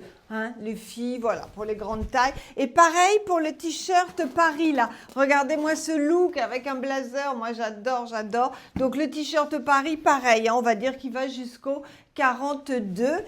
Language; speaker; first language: French; native; French